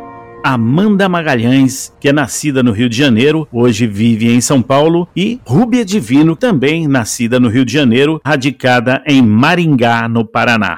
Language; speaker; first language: Portuguese; native; Portuguese